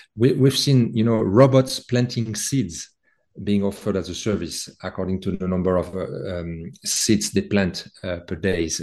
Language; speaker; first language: English; non-native, fluent; French